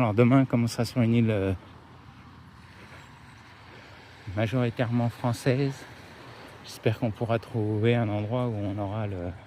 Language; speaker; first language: French; native; French